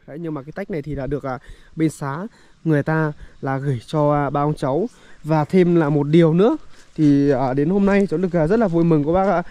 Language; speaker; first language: Vietnamese; native; Vietnamese